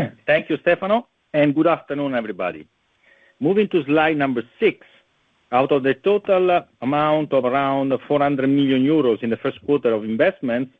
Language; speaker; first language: English; non-native, fluent; Italian